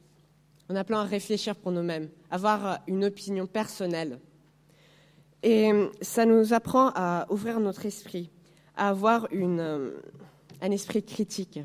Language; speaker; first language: French; non-native, fluent; Spanish